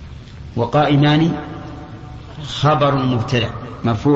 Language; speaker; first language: Arabic; native; Arabic